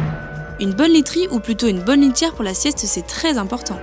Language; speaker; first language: French; native; French